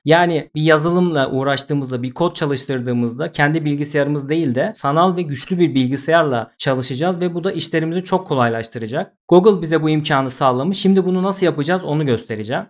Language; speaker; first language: Turkish; native; Turkish